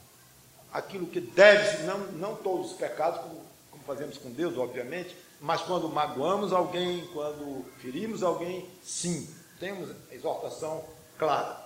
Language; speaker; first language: Portuguese; native; Portuguese